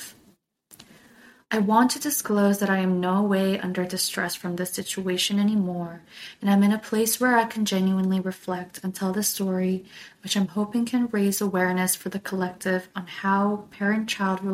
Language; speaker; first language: English; non-native, fluent; Korean